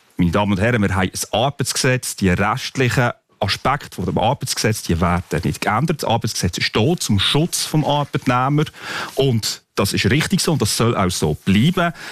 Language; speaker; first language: German; native; German